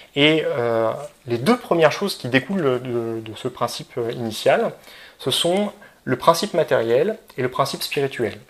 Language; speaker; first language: French; native; French